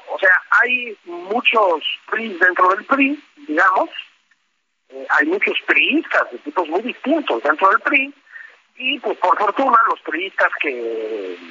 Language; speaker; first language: Spanish; native; Spanish